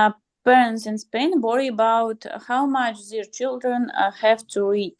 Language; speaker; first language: English; non-native, learner; Russian